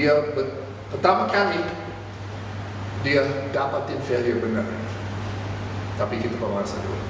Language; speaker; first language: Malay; non-native, fluent; English